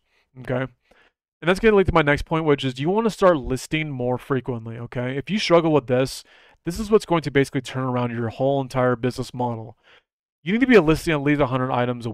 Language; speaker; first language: English; native; English